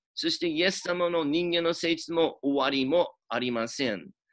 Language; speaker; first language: Japanese; non-native, fluent; English